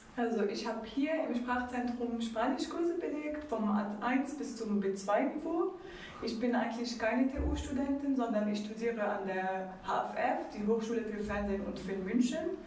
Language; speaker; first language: German; non-native, fluent; Arabic